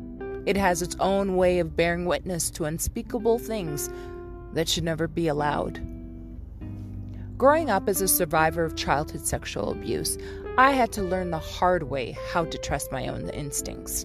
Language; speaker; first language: English; native; English